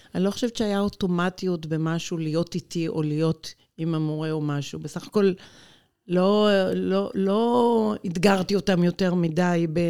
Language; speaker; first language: Hebrew; native; Hebrew